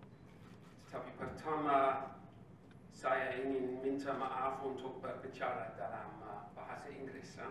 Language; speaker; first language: Indonesian; non-native, learner; English